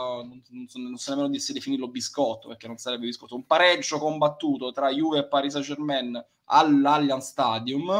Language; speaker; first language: Italian; native; Italian